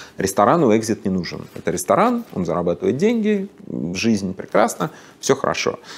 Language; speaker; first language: Russian; native; Russian